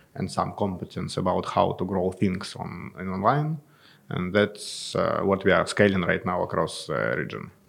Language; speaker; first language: English; non-native, fluent; Russian